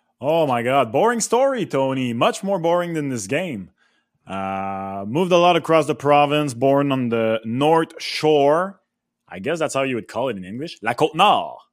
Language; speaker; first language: English; non-native, local second language; French